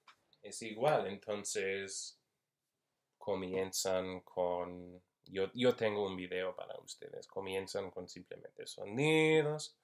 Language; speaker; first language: Spanish; non-native, fluent; English